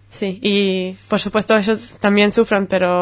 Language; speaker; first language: Spanish; non-native, fluent; Hebrew